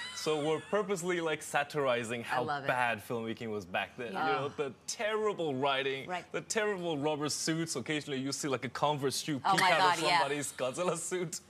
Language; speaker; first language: English; native; English